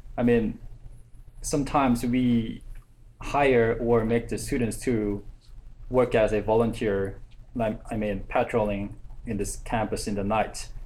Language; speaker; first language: English; non-native, fluent; Korean